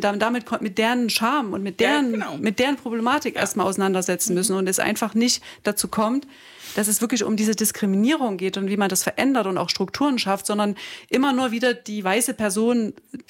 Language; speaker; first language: German; native; German